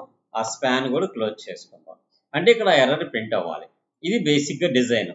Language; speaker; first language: Telugu; native; Telugu